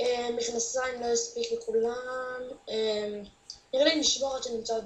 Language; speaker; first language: Hebrew; native; Hebrew